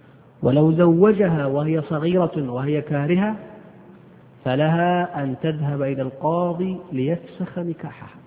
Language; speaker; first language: Arabic; native; Arabic